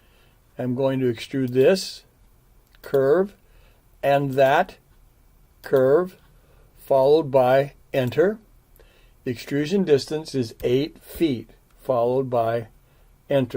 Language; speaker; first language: English; native; English